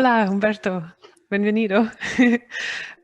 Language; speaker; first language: Spanish; non-native, fluent; English